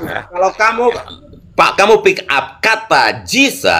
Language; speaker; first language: Indonesian; native; Indonesian